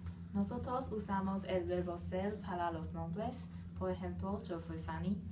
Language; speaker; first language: Spanish; non-native, learner; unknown